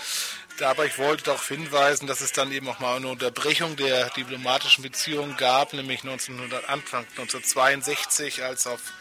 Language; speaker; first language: German; native; German